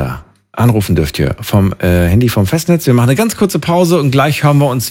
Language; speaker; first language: German; native; German